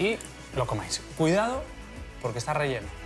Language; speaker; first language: Spanish; native; Spanish